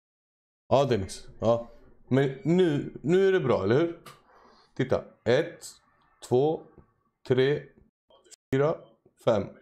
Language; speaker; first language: Swedish; native; Swedish